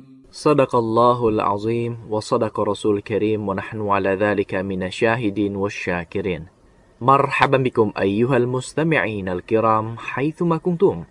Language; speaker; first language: Arabic; non-native, fluent; Indonesian